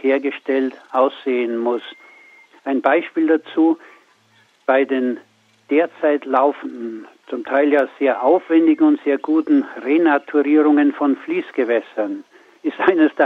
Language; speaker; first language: German; native; German